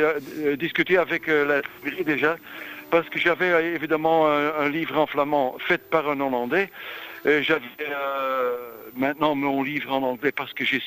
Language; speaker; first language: French; non-native, local second language; Dutch